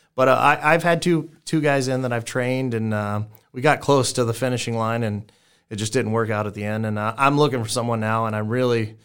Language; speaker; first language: English; native; English